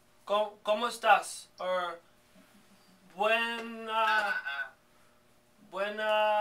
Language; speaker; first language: Spanish; non-native, learner; English